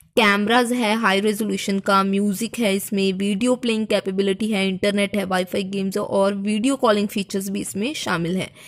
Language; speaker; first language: Hindi; native; Hindi